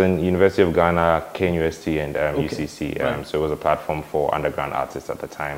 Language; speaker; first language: English; non-native, local second language; Akan